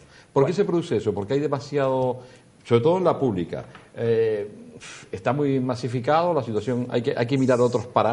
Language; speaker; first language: Spanish; native; Spanish